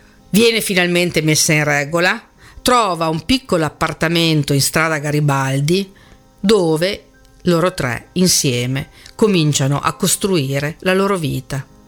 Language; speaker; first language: Italian; native; Italian